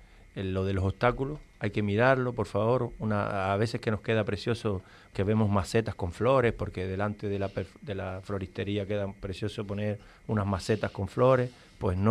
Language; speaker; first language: Spanish; native; Spanish